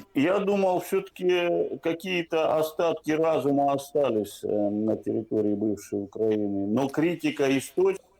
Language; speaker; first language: Russian; native; Russian